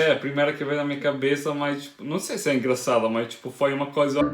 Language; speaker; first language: Portuguese; non-native, fluent; Italian